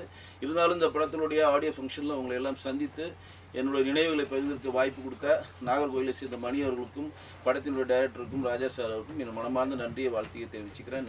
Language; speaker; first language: Tamil; native; Tamil